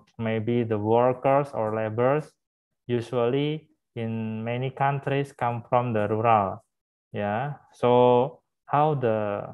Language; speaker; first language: English; non-native, fluent; Indonesian